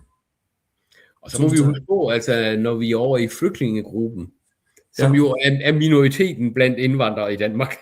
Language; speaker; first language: Danish; native; Danish